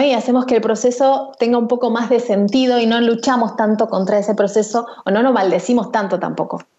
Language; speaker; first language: Spanish; native; Spanish